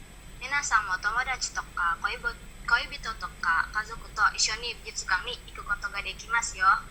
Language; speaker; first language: Japanese; non-native, learner; Indonesian